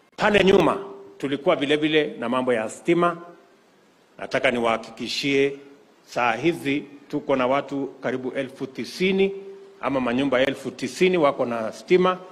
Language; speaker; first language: Swahili; non-native, local second language; Kalenjin